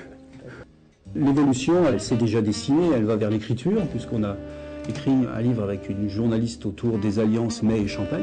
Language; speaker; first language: French; native; French